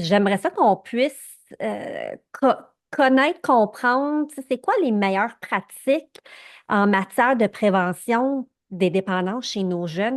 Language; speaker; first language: French; native; French